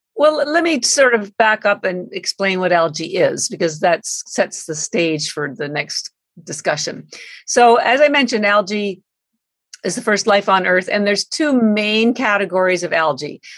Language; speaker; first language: English; native; English